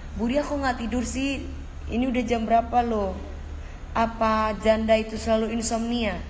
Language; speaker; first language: Indonesian; native; Indonesian